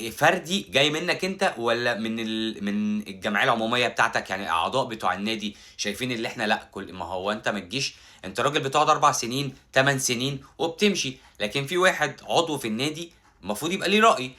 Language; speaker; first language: Arabic; native; Arabic